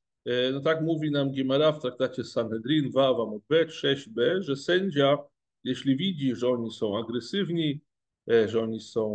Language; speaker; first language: Polish; non-native, fluent; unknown